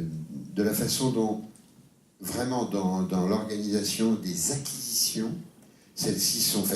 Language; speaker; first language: French; native; French